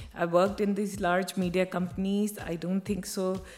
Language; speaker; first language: English; non-native, local second language; Hindi